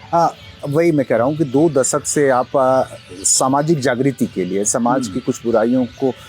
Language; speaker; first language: Hindi; native; Hindi